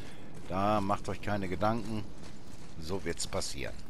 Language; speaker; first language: German; native; German